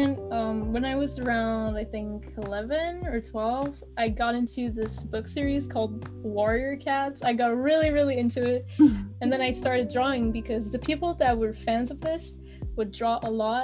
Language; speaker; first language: English; non-native, fluent; French